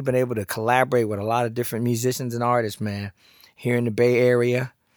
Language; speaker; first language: English; native; English